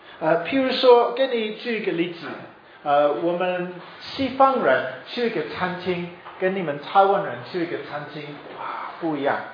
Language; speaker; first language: Chinese; non-native, fluent; English